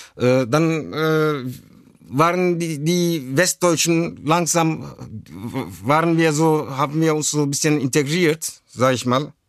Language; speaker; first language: German; early bilingual, other home language; Turkish